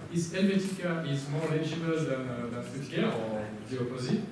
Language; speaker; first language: English; non-native, learner; French